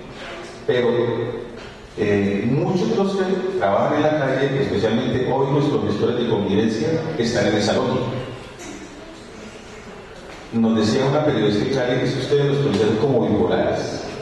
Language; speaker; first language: Spanish; native; Spanish